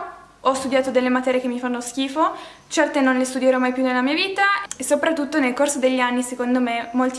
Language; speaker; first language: Italian; native; Italian